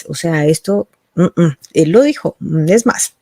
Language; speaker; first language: Spanish; native; Spanish